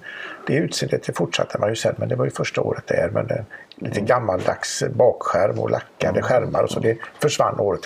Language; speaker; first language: Swedish; native; Swedish